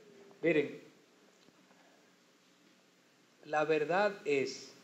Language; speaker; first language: Spanish; native; Spanish